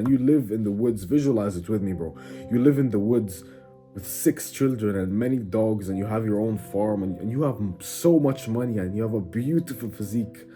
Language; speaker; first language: English; native; English